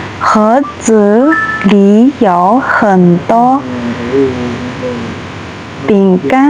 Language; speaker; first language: Chinese; non-native, fluent; Shan